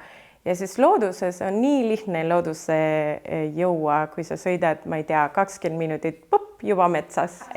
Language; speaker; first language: Estonian; non-native, fluent; Spanish